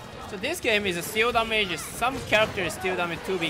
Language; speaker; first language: English; non-native, learner; Chinese